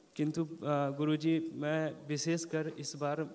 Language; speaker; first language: Hindi; native; Hindi